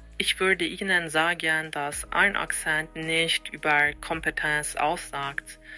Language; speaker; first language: German; non-native, fluent; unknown